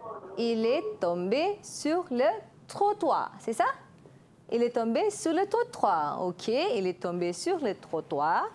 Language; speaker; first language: French; non-native, fluent; Malay